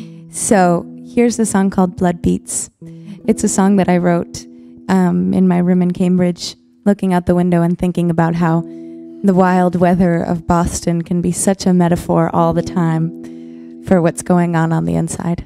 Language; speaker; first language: English; early bilingual, other home language; Spanish